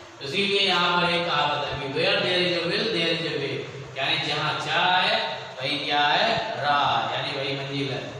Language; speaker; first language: Hindi; native; Hindi